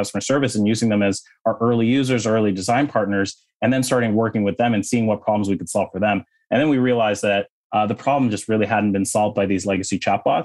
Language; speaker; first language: English; native; English